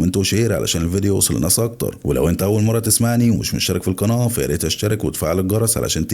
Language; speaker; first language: Arabic; native; Arabic